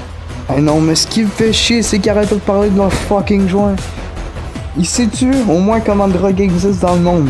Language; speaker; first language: French; native; French